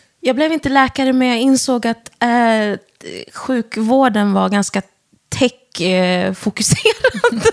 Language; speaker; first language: Swedish; early bilingual, other home language; Wolof